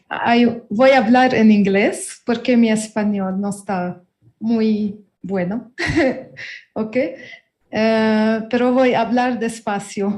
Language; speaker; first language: Spanish; non-native, learner; Arabic